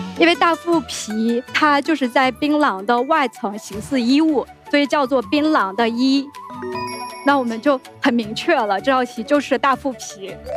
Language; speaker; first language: Chinese; non-native, local second language; Uyghur